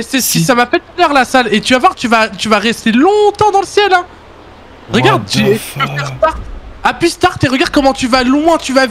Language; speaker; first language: French; native; French